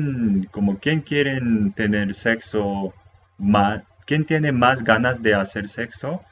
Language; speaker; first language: Spanish; non-native, fluent; Korean